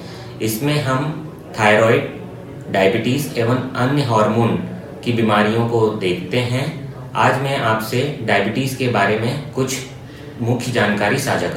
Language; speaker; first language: Hindi; native; Hindi